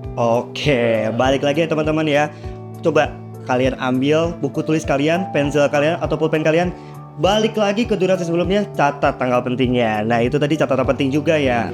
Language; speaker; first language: Indonesian; native; Indonesian